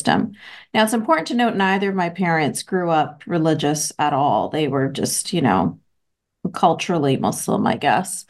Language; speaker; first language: English; native; English